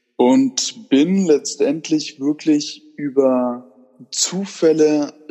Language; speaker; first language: German; native; German